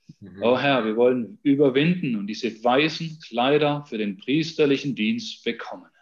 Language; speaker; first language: German; native; German